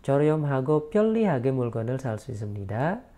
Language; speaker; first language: Korean; non-native, learner; Indonesian